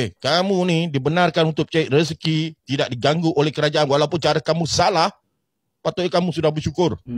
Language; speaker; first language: Malay; native; Malay